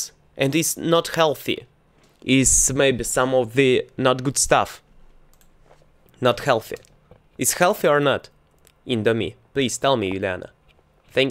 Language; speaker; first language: English; non-native, learner; Russian